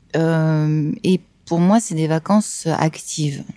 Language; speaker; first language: French; native; French